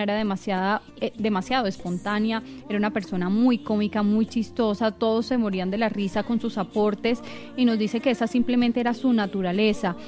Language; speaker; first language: Spanish; native; Spanish